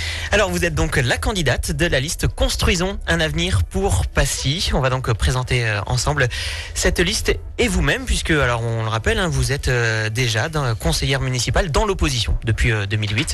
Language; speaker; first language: French; native; French